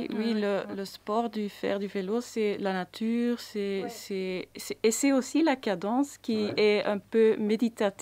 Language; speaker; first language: French; non-native, local second language; Dutch